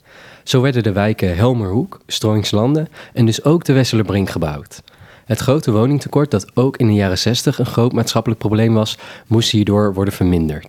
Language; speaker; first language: Dutch; native; Dutch